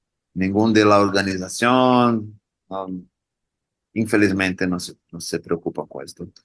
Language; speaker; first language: Spanish; non-native, learner; Portuguese